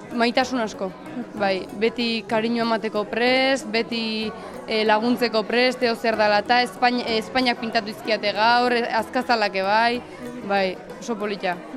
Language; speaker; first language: Basque; native; Basque